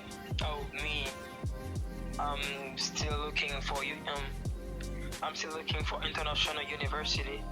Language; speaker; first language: English; non-native, learner; Haitian Creole